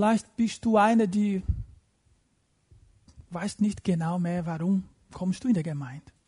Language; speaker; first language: German; non-native, fluent; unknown